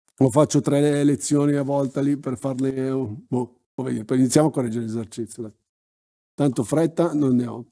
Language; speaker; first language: Italian; native; Italian